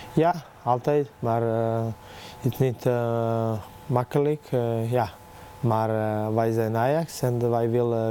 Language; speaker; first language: Dutch; non-native, learner; Serbian